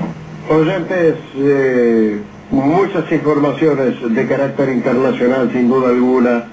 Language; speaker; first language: Spanish; native; Spanish